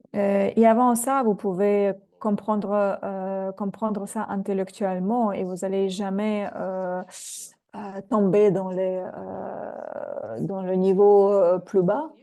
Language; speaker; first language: French; non-native, fluent; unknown